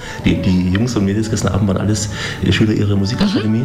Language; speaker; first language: German; native; German